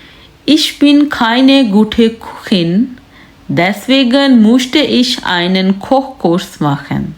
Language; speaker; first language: German; non-native, learner; Urdu